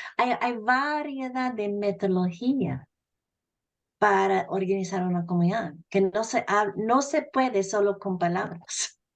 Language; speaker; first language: Spanish; non-native, fluent; English